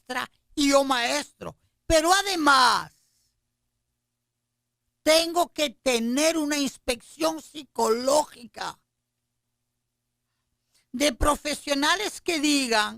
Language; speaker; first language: Spanish; native; Spanish